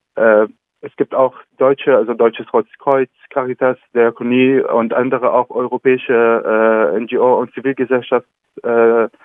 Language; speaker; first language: German; non-native, fluent; Arabic